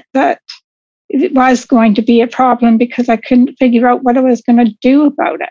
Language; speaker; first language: English; native; English